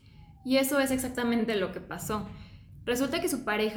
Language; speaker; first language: Spanish; native; Spanish